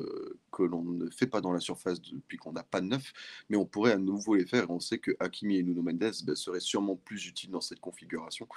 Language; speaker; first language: French; native; French